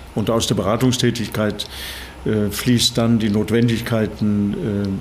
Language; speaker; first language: German; non-native, fluent; Norwegian